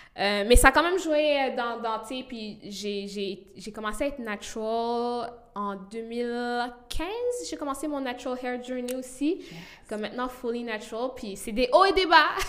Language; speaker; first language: French; early bilingual, other home language; Rundi